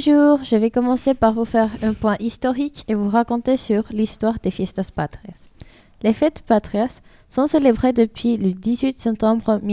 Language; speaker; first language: French; non-native, learner; Spanish